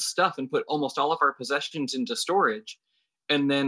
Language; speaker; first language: English; native; English